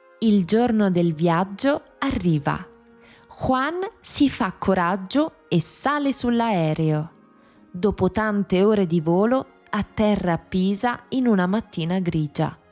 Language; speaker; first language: Italian; native; Italian